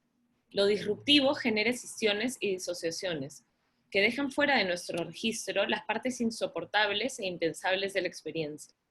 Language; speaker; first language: Spanish; native; Spanish